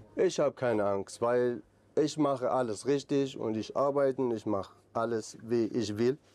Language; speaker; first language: German; non-native, fluent; Arabic